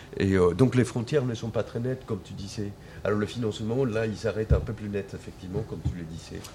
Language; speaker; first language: French; native; French